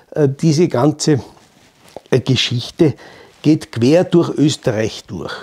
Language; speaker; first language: German; native; German